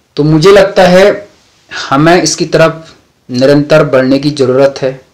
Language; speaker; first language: Hindi; native; Hindi